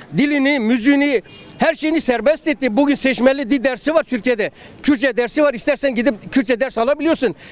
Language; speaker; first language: Turkish; non-native, local second language; Kurdish